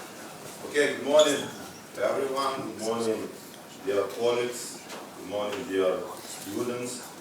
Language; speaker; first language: English; non-native, learner; Ukrainian